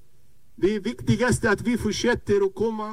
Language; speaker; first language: Swedish; non-native, fluent; Arabic